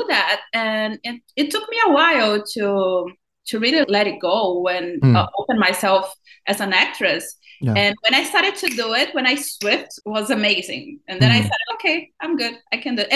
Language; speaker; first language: English; non-native, fluent; Portuguese